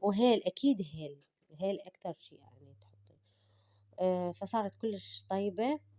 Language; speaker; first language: Arabic; native; Arabic